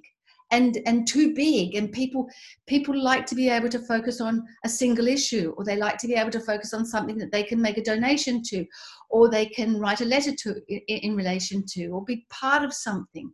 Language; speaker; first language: English; native; English